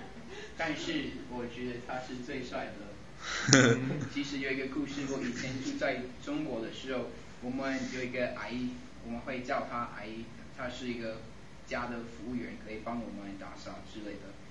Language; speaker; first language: Chinese; non-native, fluent; English